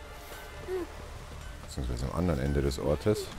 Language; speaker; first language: German; native; German